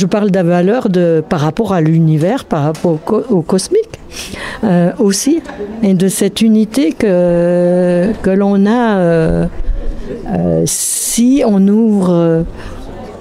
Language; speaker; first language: French; native; French